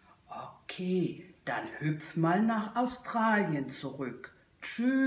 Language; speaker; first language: German; native; German